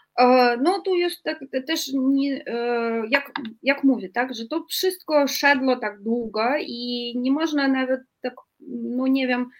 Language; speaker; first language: Polish; non-native, fluent; Russian